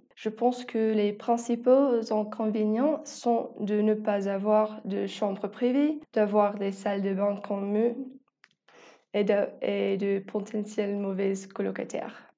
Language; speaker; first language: French; non-native, fluent; English